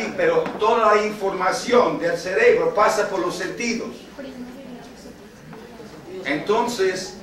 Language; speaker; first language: Spanish; non-native, fluent; English